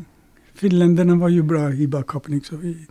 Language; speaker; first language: Swedish; non-native, fluent; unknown